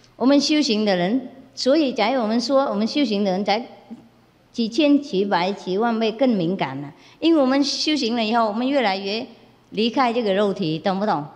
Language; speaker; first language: Chinese; non-native, fluent; Vietnamese